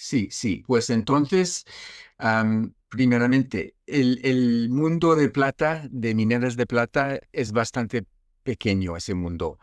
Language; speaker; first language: Spanish; non-native, fluent; French